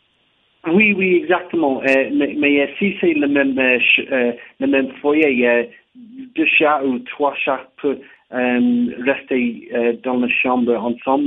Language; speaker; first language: French; non-native, learner; English